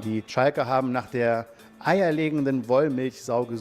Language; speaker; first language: German; native; German